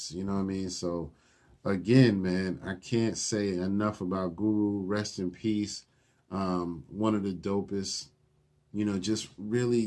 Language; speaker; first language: English; native; English